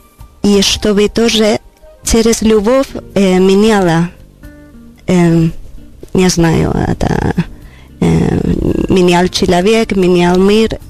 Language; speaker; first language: Russian; non-native, learner; Spanish